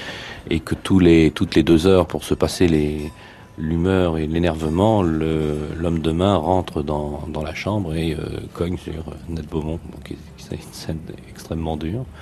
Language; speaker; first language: French; native; French